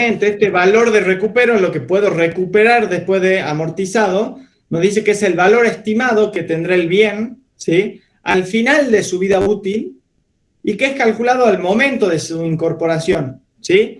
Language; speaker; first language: Spanish; native; Spanish